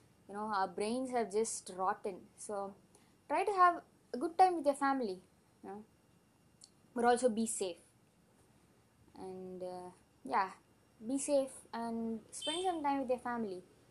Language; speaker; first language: English; non-native, local second language; Tamil